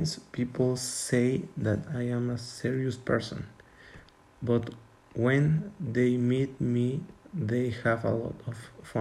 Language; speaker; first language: English; non-native, learner; Spanish